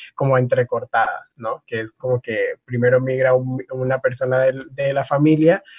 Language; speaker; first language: Spanish; native; Spanish